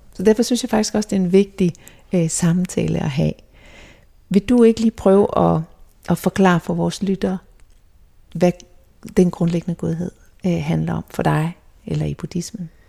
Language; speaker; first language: Danish; native; Danish